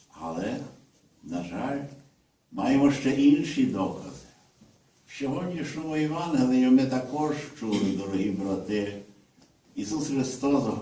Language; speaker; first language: Ukrainian; early bilingual, heritage; Ukrainian